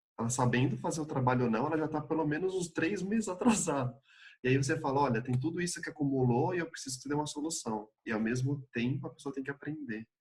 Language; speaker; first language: Portuguese; native; Portuguese